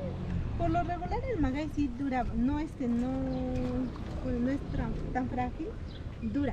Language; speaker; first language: Spanish; native; Spanish